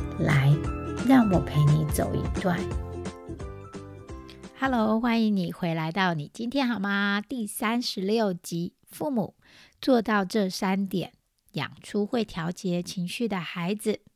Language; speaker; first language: Chinese; native; Chinese